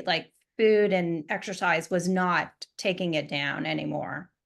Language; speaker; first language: English; native; English